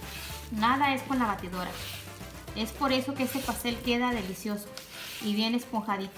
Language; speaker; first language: Spanish; native; Spanish